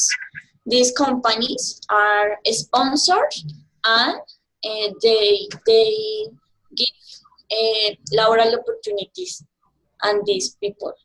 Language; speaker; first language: English; non-native, learner; Spanish